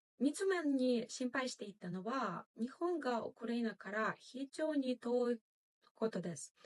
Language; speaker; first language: Japanese; non-native, fluent; Ukrainian